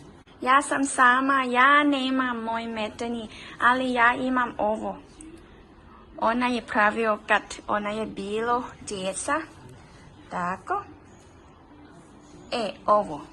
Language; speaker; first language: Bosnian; early bilingual, heritage; Bosnian